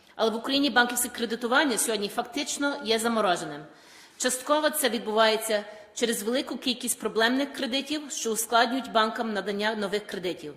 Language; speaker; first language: Ukrainian; early bilingual, heritage; Ukrainian